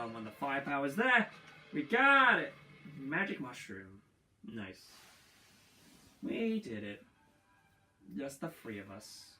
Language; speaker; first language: English; native; English